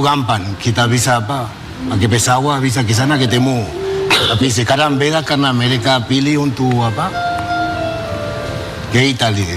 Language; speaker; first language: Indonesian; non-native, fluent; Spanish